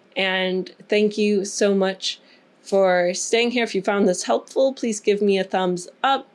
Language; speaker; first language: English; native; English